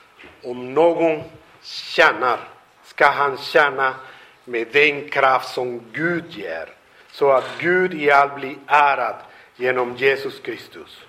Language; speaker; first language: Swedish; non-native, fluent; Spanish